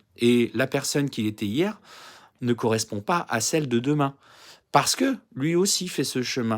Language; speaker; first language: French; native; French